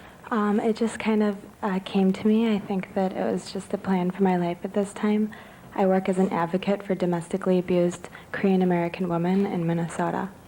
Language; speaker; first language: English; native; English